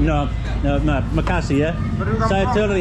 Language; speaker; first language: Indonesian; non-native, learner; English